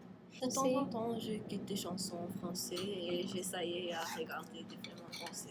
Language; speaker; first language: French; non-native, learner; English